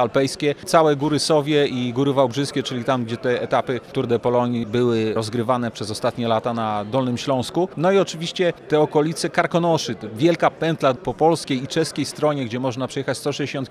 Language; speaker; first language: Polish; native; Polish